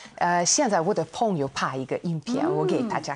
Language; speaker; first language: Chinese; non-native, fluent; Hungarian